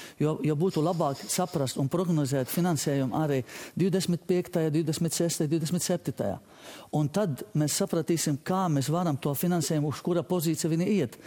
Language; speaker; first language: Latvian; non-native, fluent; Arabic